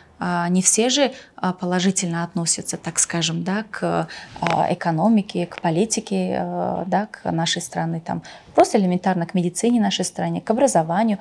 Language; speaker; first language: Russian; non-native, local second language; Tajik